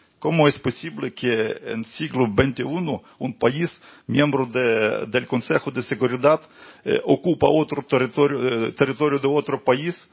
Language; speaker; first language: Portuguese; non-native, fluent; Ukrainian